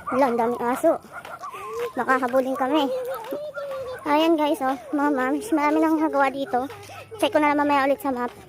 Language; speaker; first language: Filipino; native; Filipino